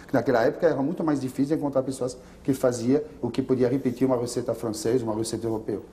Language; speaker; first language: Portuguese; non-native, fluent; French